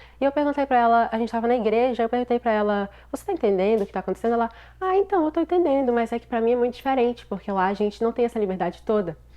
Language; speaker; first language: Portuguese; native; Portuguese